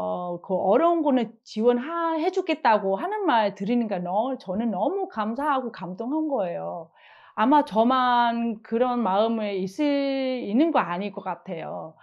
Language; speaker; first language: Korean; non-native, fluent; Vietnamese